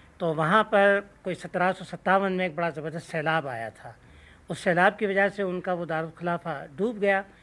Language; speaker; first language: Urdu; non-native, local second language; Sindhi